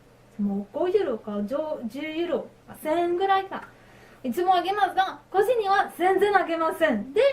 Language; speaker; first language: Japanese; non-native, learner; French